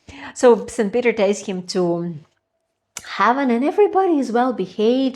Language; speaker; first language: English; non-native, fluent; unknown